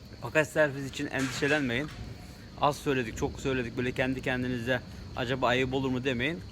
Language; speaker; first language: Turkish; native; Turkish